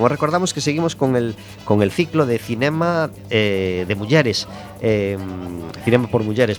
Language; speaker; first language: Spanish; native; Spanish